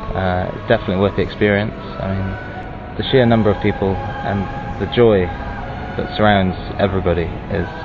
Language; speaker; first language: English; native; English